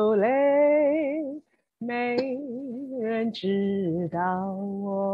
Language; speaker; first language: Chinese; native; Chinese